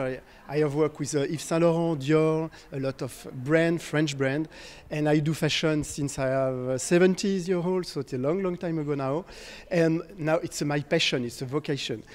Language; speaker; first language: English; non-native, fluent; French